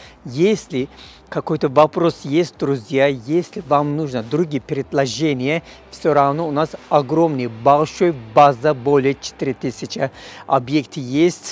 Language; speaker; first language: Russian; non-native, learner; Turkish